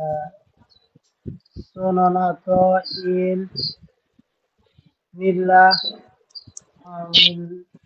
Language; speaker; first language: Italian; non-native, learner; Bangla